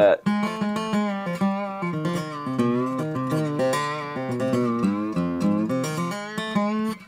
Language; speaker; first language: English; native; English